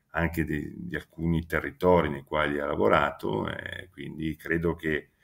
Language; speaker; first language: Italian; native; Italian